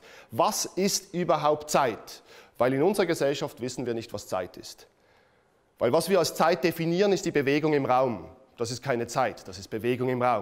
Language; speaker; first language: German; native; German